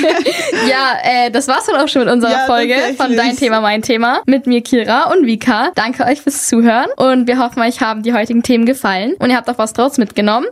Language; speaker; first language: German; native; German